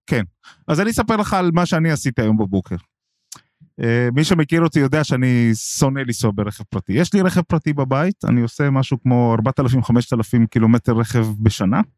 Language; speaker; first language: Hebrew; non-native, local second language; Arabic